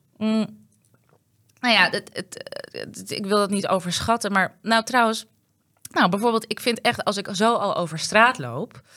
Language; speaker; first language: Dutch; native; Dutch